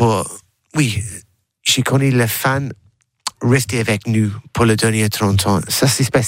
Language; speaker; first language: French; non-native, learner; English